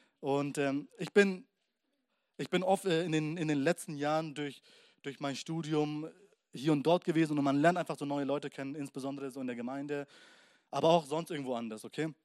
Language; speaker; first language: German; early bilingual, other home language; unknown